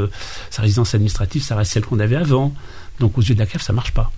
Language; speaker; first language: French; native; French